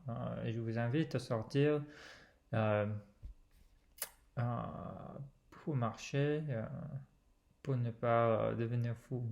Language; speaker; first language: French; non-native, fluent; English